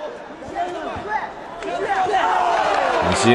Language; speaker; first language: Chinese; native; Chinese